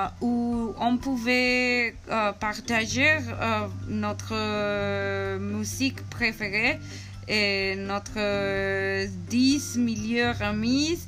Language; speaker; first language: French; non-native, learner; Spanish